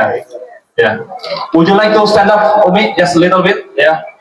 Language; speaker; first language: English; non-native, fluent; Indonesian